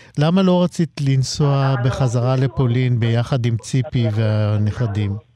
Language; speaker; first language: Hebrew; native; Hebrew